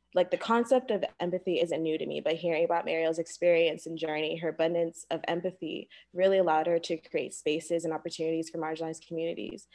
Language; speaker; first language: English; native; English